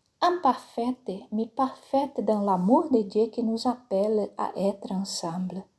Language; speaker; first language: French; non-native, fluent; Portuguese